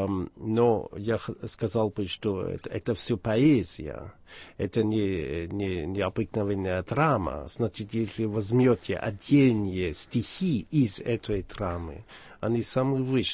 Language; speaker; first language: Russian; non-native, fluent; German